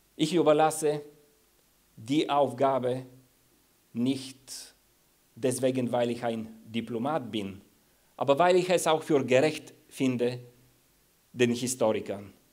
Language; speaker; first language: German; non-native, fluent; Bulgarian